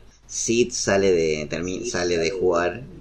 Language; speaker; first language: Spanish; native; Spanish